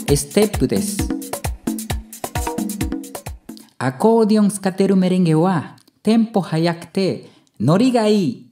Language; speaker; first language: Japanese; non-native, fluent; Spanish